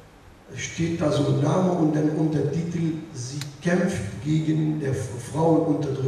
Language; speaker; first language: German; non-native, learner; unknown